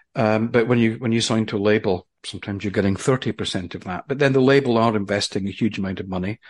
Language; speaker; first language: English; native; English